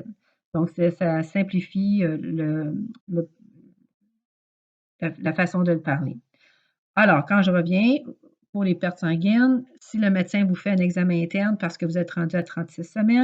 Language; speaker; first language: French; native; French